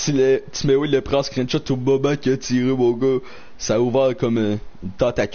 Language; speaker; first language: French; native; French